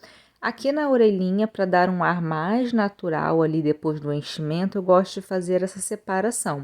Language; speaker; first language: Portuguese; native; Portuguese